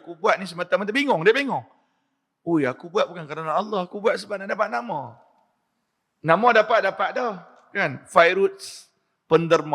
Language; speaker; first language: Malay; native; Malay